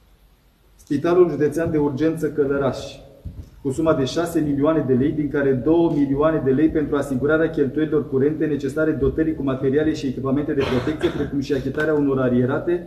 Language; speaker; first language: Romanian; native; Romanian